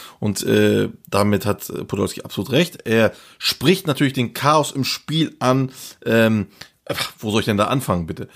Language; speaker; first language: German; early bilingual, other home language; Turkish